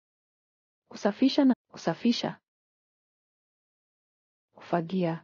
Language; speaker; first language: Swahili; non-native, learner; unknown